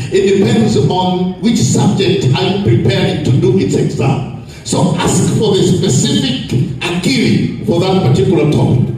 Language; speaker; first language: English; non-native, local second language; Swahili